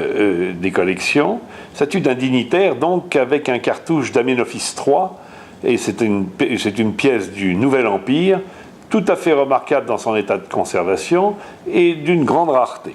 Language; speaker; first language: French; native; French